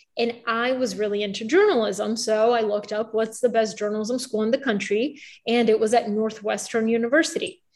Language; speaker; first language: English; early bilingual, other home language; Bulgarian